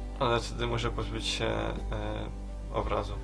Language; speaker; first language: Polish; native; Polish